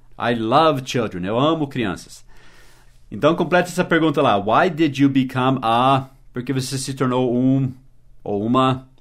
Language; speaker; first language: Portuguese; early bilingual, other home language; English